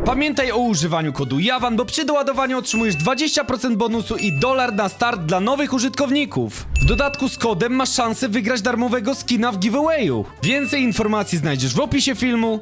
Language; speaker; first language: Polish; native; Polish